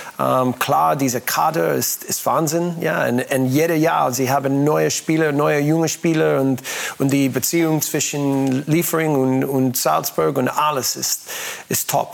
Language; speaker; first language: German; non-native, learner; English